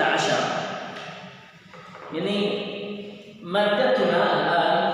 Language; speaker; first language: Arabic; non-native, fluent; Indonesian